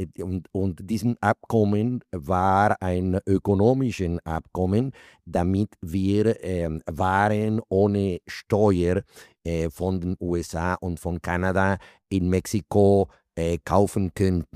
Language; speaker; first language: German; non-native, fluent; Spanish